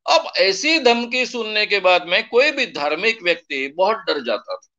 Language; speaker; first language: Hindi; non-native, local second language; Marathi